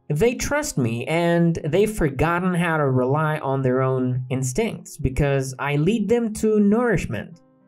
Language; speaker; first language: English; non-native, fluent; Central Kurdish